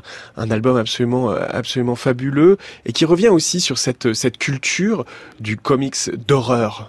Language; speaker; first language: French; native; French